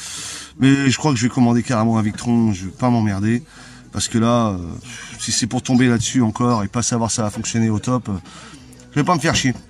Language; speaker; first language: French; native; French